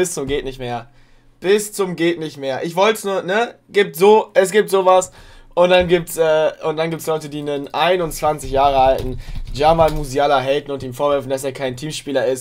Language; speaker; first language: German; native; German